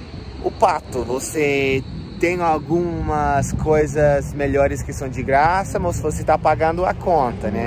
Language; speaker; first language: Portuguese; non-native, fluent; English